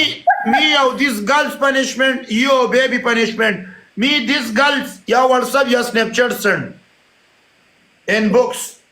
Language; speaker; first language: English; non-native, learner; Pashto